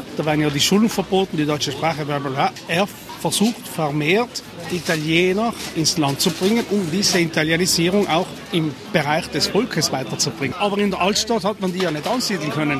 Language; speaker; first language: German; native; German